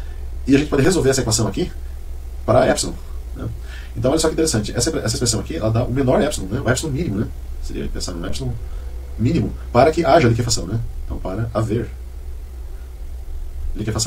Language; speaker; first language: Portuguese; native; Portuguese